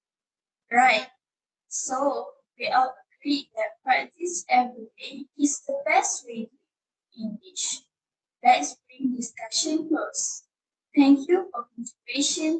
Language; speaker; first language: English; non-native, learner; Malay